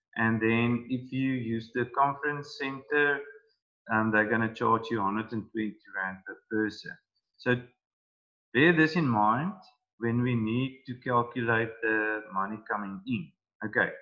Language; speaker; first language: English; non-native, local second language; Afrikaans